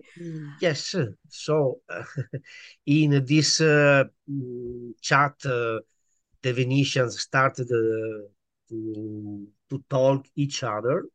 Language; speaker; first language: English; non-native, learner; Italian